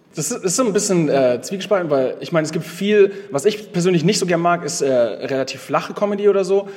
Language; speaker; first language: German; native; German